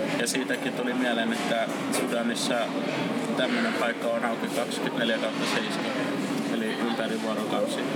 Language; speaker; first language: Finnish; non-native, fluent; Arabic